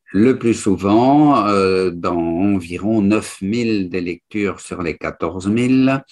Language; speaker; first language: French; native; French